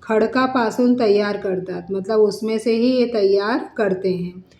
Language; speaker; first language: Hindi; non-native, local second language; Marathi